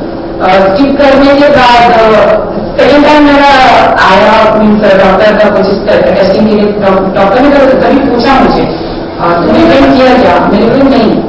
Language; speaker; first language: Hindi; non-native, local second language; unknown